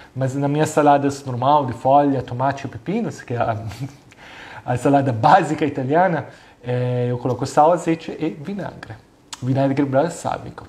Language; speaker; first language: Portuguese; non-native, fluent; Italian